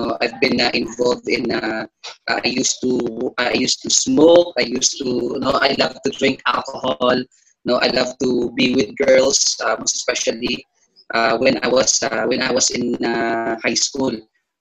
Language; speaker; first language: English; non-native, local second language; Hiligaynon